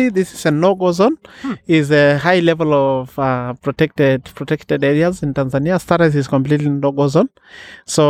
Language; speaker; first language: English; non-native, local second language; Masai